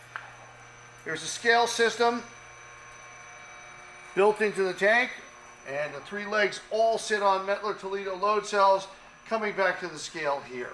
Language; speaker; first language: English; native; English